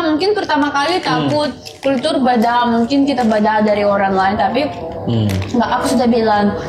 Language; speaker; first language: Indonesian; non-native, learner; Russian